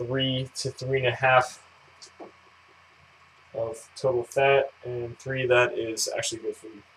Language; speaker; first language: English; native; English